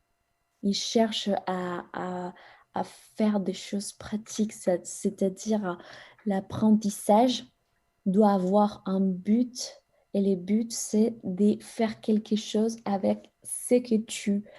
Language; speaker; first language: French; non-native, fluent; Spanish